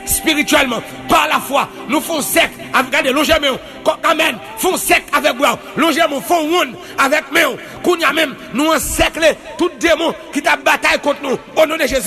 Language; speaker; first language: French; non-native, local second language; Haitian Creole